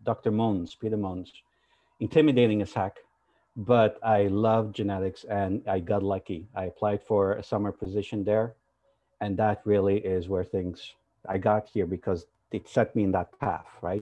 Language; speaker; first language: English; non-native, fluent; Portuguese